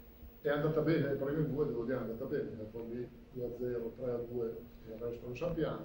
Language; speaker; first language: Italian; native; Italian